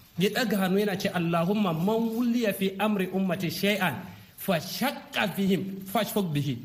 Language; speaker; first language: Hausa; native; Hausa